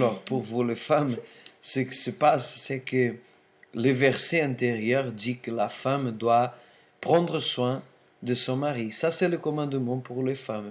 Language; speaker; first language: French; non-native, fluent; Portuguese